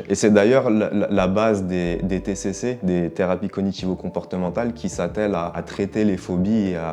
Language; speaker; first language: French; native; French